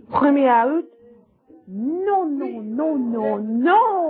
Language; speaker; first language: French; non-native, learner; English